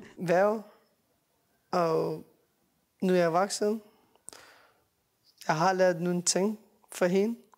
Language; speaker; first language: Danish; non-native, learner; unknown